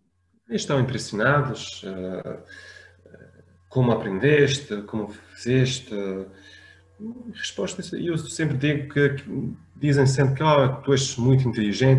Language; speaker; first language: Portuguese; non-native, fluent; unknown